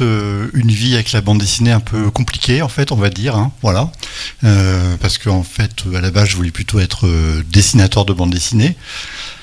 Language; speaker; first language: French; native; French